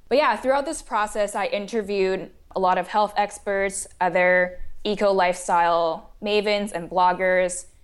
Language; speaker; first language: English; non-native, fluent; Chinese